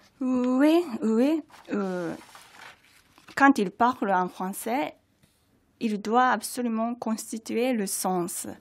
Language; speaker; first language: French; non-native, fluent; Japanese